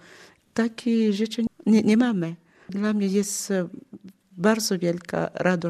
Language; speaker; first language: Polish; non-native, learner; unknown